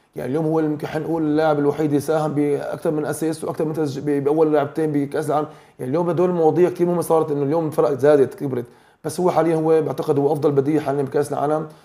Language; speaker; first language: Arabic; native; Arabic